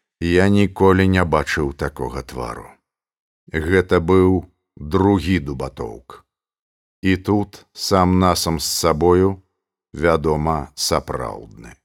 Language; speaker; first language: Belarusian; native; Belarusian